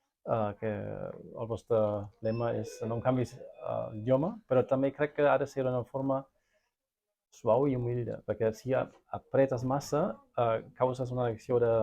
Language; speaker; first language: Catalan; non-native, fluent; German